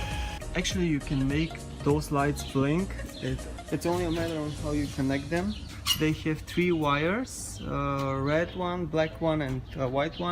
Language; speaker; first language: English; non-native, fluent; Bulgarian